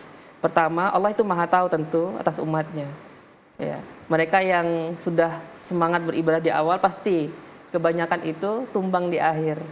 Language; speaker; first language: Indonesian; native; Indonesian